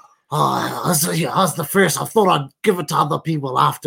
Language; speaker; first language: English; native; English